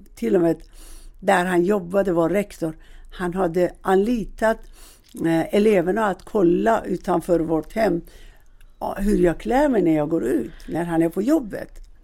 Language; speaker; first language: Swedish; non-native, fluent; Persian